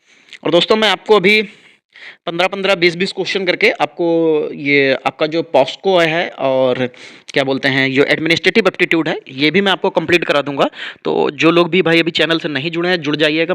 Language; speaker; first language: Hindi; native; Hindi